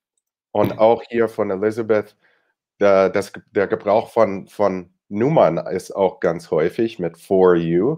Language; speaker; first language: German; non-native, fluent; English